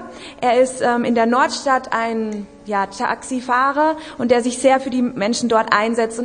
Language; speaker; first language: German; native; German